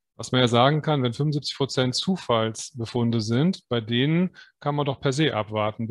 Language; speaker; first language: German; native; German